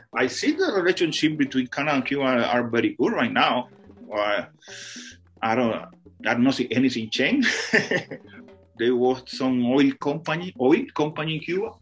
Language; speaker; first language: English; non-native, fluent; Spanish